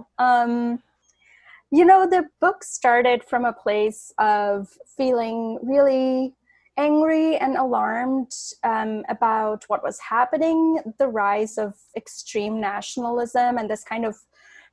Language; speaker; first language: English; non-native, local second language; Bangla